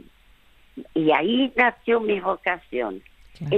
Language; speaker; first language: Spanish; non-native, fluent; French